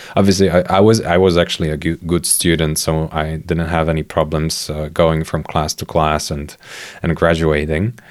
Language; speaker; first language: English; non-native, fluent; Polish